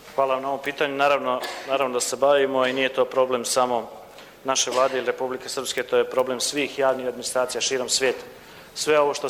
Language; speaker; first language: Croatian; native; Croatian